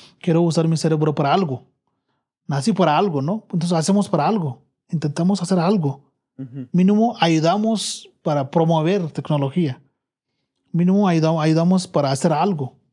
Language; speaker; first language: Spanish; non-native, learner; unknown